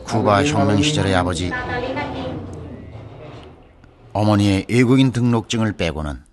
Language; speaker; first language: Korean; native; Korean